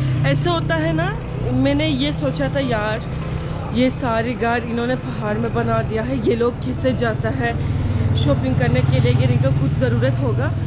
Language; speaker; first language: Urdu; non-native, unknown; Turkish